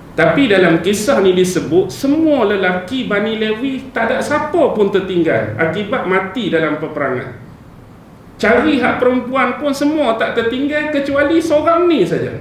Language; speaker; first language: Malay; native; Malay